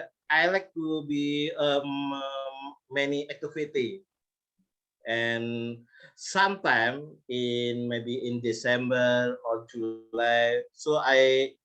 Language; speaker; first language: English; non-native, learner; Indonesian